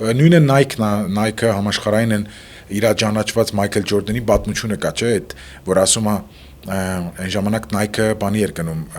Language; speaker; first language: Armenian; early bilingual, heritage; Armenian